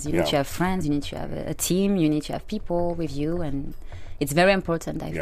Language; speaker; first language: English; non-native, fluent; French